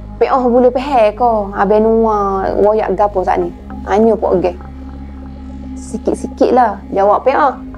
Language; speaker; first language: Malay; native; Malay